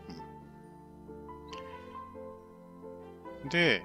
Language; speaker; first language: Japanese; native; Japanese